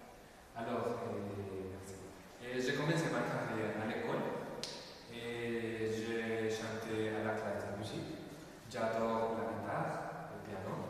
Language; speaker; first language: French; non-native, learner; Spanish